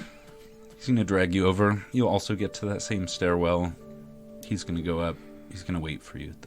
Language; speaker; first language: English; native; English